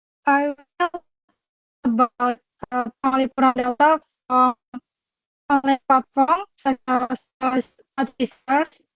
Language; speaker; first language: English; non-native, local second language; Indonesian